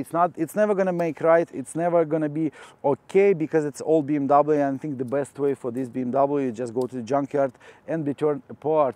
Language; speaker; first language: English; non-native, fluent; Russian